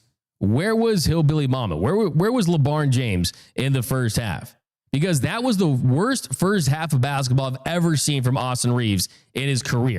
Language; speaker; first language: English; native; English